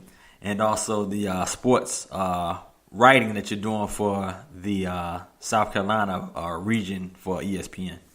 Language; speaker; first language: English; native; English